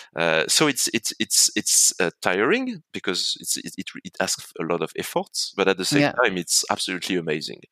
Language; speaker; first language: English; non-native, fluent; French